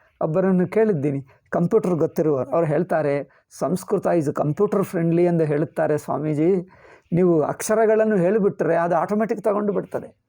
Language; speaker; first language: Kannada; native; Kannada